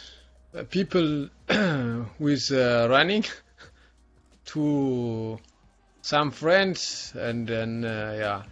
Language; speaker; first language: English; non-native, learner; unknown